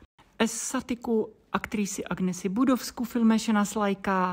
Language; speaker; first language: Latvian; non-native, fluent; Czech